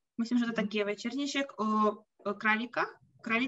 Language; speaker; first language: Czech; non-native, learner; Russian